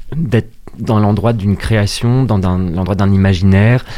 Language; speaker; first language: French; native; French